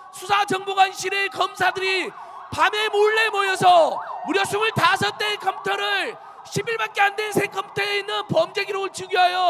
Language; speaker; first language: Korean; native; Korean